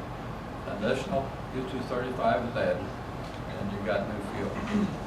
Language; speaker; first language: English; native; English